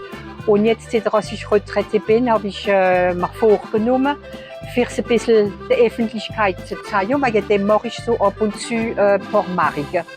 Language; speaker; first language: German; non-native, local second language; Swiss German